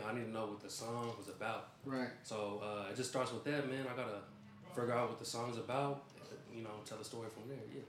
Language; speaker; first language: English; native; English